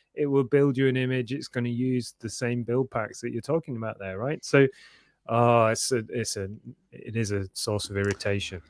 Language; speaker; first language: English; native; English